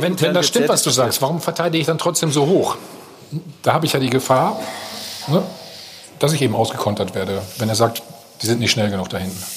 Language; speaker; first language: German; native; German